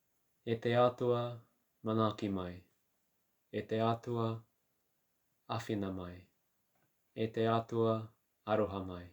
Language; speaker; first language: Māori; non-native, learner; English